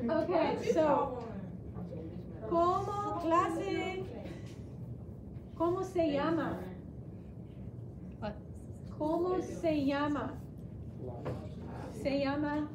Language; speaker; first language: Spanish; non-native, fluent; English